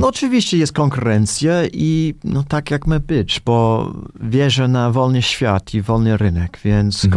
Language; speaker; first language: Polish; non-native, fluent; English